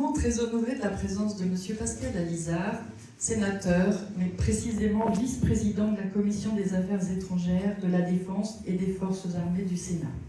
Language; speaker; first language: French; native; French